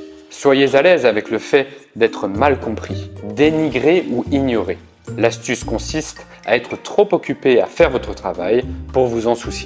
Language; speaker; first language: French; native; French